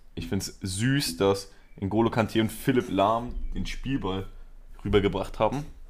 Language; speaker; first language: German; early bilingual, other home language; Spanish